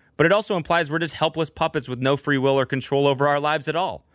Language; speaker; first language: English; native; English